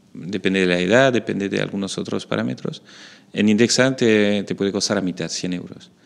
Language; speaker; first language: Spanish; non-native, fluent; French